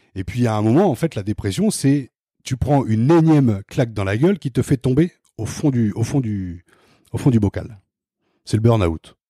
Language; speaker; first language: French; native; French